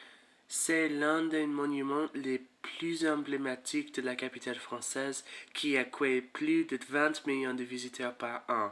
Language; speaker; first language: French; non-native, learner; English